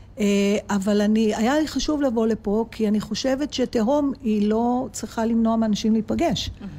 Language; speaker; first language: Hebrew; native; Hebrew